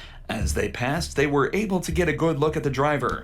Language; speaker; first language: English; native; English